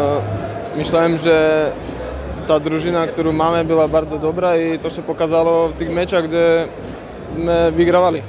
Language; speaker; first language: Polish; non-native, learner; Slovak